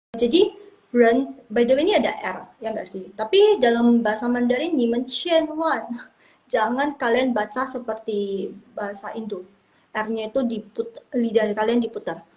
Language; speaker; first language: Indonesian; non-native, local second language; Min Nan Chinese